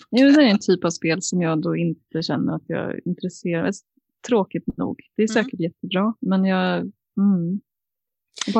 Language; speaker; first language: Swedish; native; Swedish